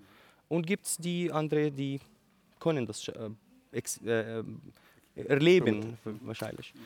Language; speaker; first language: German; non-native, learner; Arabic